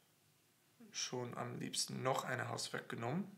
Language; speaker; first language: German; non-native, fluent; English